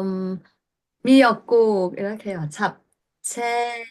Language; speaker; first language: Korean; non-native, learner; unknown